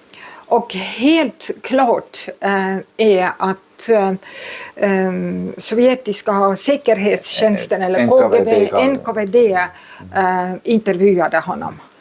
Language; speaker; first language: Swedish; non-native, fluent; Estonian